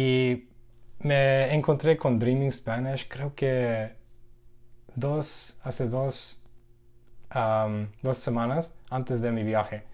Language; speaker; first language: Spanish; non-native, learner; English